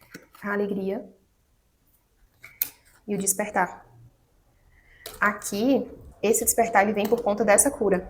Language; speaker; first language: Portuguese; native; Portuguese